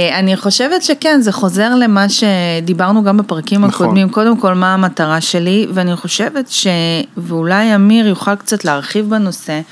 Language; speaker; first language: Hebrew; native; Hebrew